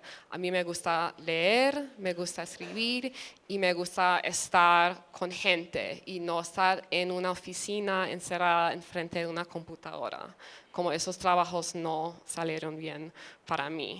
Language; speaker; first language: Spanish; early bilingual, other home language; English